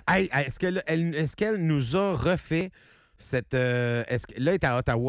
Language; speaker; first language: French; native; French